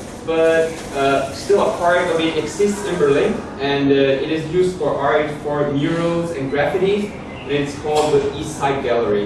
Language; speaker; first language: English; non-native, fluent; German